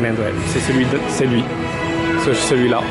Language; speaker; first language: French; native; French